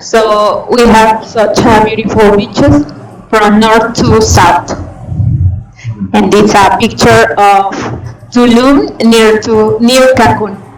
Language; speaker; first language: English; non-native, fluent; Spanish